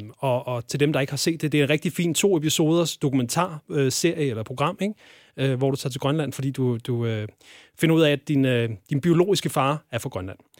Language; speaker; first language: Danish; native; Danish